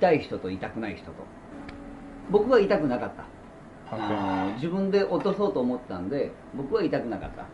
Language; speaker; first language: Japanese; native; Japanese